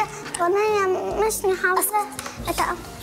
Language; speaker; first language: Arabic; native; Arabic